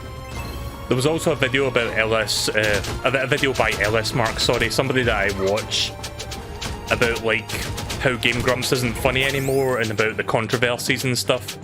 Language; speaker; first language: English; native; English